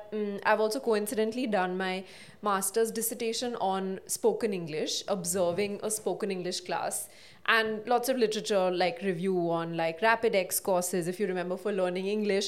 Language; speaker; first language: English; non-native, local second language; Hindi